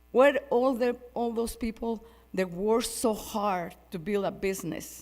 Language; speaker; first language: English; non-native, fluent; Spanish